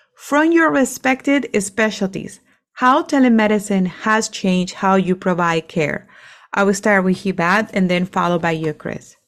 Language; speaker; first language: English; non-native, fluent; Spanish